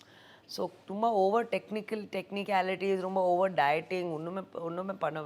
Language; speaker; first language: Tamil; non-native, learner; Hindi